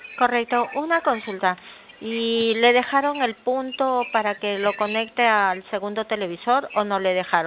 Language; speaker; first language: Spanish; native; Spanish